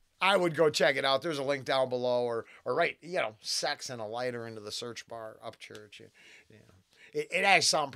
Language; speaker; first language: English; native; English